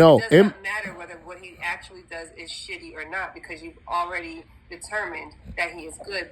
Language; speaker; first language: English; native; English